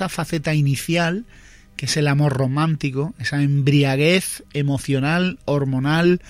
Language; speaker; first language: Spanish; native; Spanish